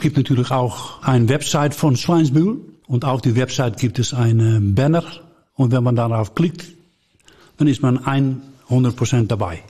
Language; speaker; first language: German; non-native, learner; Dutch